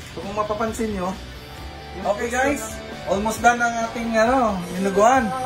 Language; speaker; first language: Filipino; non-native, local second language; Cebuano